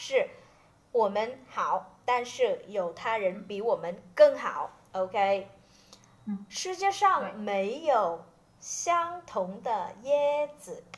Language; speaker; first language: Chinese; non-native, fluent; Vietnamese